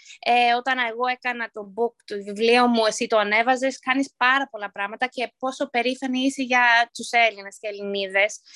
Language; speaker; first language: Greek; early bilingual, heritage; Greek